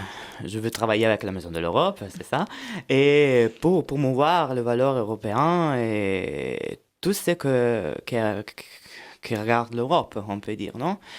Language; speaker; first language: French; non-native, fluent; Italian